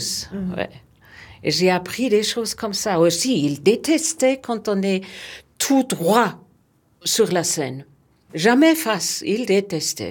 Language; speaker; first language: French; non-native, fluent; German